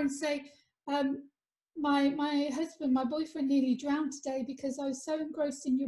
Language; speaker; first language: English; native; English